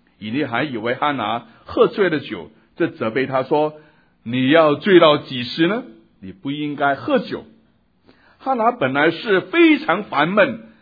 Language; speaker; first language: Chinese; non-native, local second language; Cantonese